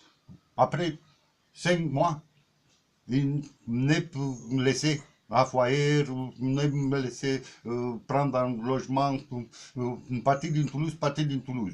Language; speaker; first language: French; non-native, learner; Romanian